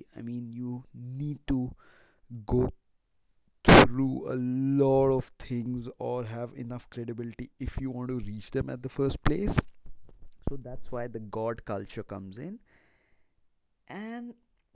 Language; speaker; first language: English; non-native, local second language; Hindi